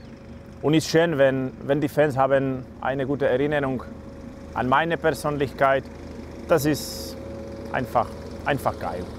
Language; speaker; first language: German; non-native, learner; Slovak